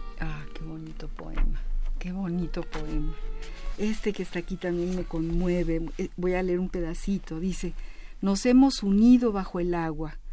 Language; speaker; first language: Spanish; native; Spanish